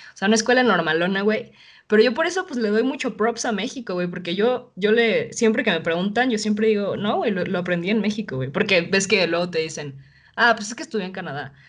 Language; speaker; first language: Spanish; native; Spanish